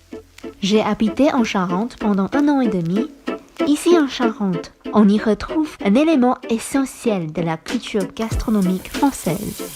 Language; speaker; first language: French; non-native, fluent; Chinese